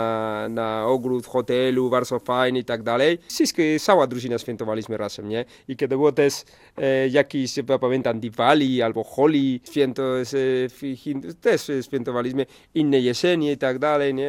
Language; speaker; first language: Polish; non-native, learner; Spanish